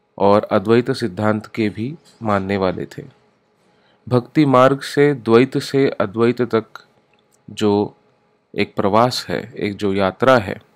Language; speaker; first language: Hindi; non-native, local second language; Marathi